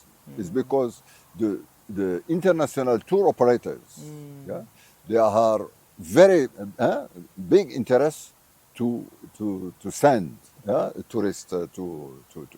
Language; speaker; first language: English; non-native, fluent; Arabic